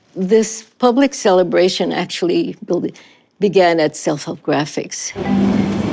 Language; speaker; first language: English; native; English